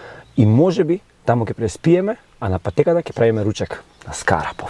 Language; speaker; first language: Macedonian; native; Macedonian